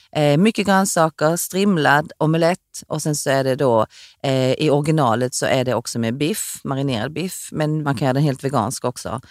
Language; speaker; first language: Swedish; early bilingual, other home language; Korean